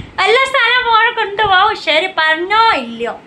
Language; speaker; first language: Malayalam; non-native, fluent; Hindi